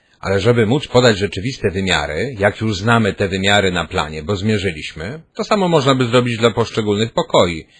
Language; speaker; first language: Polish; native; Polish